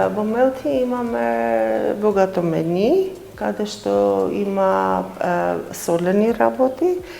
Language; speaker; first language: Macedonian; non-native, fluent; Armenian